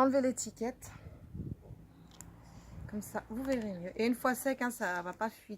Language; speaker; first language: French; native; French